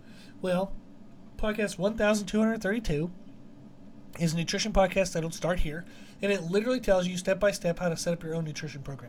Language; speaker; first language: English; native; English